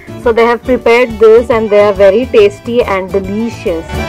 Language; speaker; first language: English; non-native, local second language; Marathi